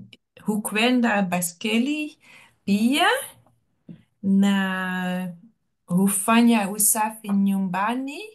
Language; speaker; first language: Swahili; non-native, learner; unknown